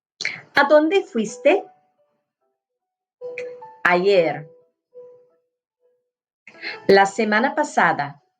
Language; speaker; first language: Spanish; non-native, fluent; English